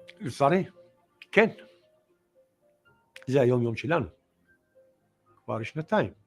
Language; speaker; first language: Hebrew; non-native, local second language; Arabic